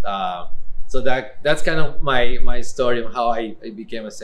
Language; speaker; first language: English; non-native, fluent; Spanish